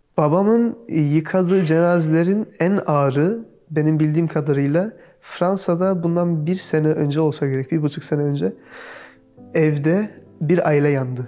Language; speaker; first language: Turkish; early bilingual, heritage; Turkish